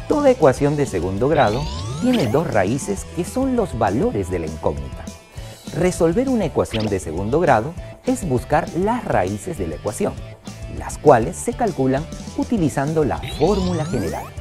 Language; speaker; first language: Spanish; native; Spanish